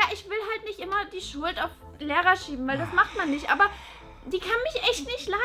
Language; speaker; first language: German; native; German